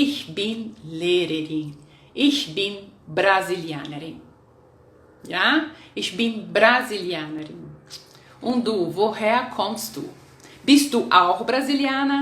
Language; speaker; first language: German; non-native, fluent; Portuguese